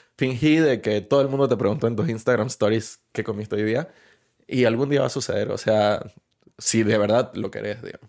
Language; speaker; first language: Spanish; native; Spanish